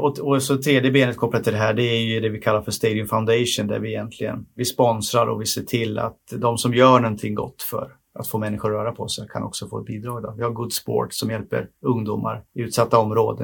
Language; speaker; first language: Swedish; native; Swedish